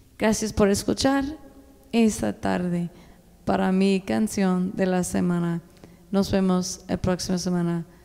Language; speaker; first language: Spanish; non-native, learner; English